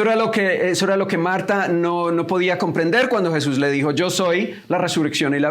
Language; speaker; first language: Spanish; native; Spanish